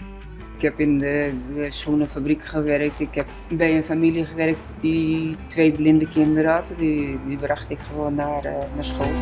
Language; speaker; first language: Dutch; non-native, learner; Portuguese